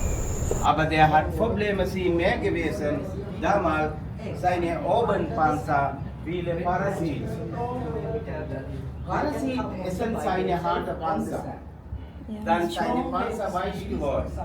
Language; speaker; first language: German; non-native, learner; Sinhala